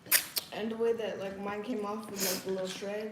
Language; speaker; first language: English; native; English